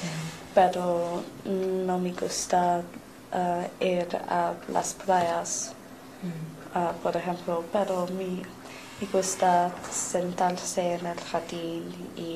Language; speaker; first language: Spanish; non-native, learner; English